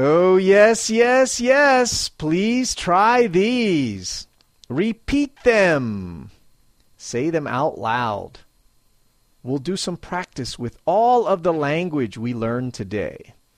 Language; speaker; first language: English; native; English